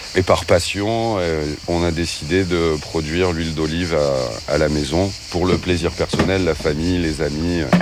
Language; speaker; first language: French; native; French